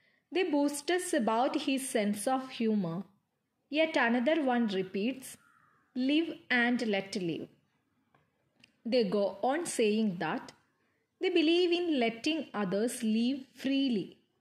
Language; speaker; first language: English; non-native, local second language; Malayalam